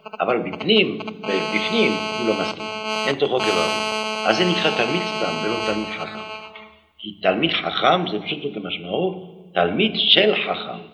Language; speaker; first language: Hebrew; non-native, fluent; French